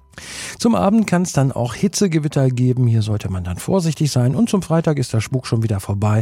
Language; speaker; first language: German; native; German